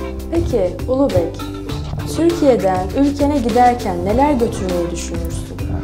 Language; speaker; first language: Turkish; native; Turkish